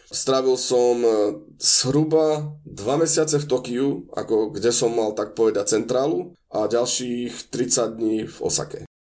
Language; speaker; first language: Slovak; native; Slovak